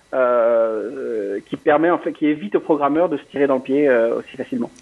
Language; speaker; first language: French; native; French